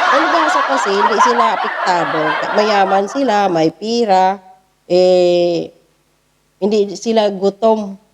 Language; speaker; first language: Filipino; non-native, local second language; Cebuano